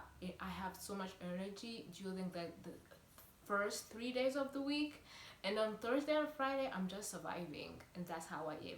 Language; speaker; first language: English; non-native, local second language; Kinyarwanda